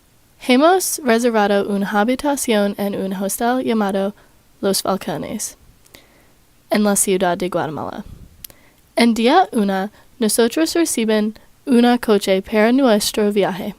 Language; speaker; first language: Spanish; non-native, learner; English